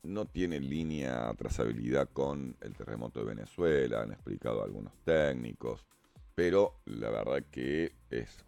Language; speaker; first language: Spanish; native; Spanish